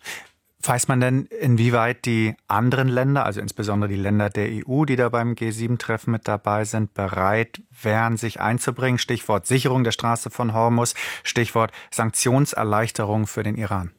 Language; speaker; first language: German; native; German